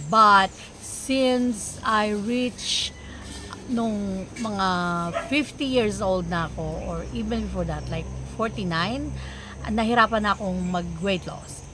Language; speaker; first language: Filipino; non-native, local second language; Iloko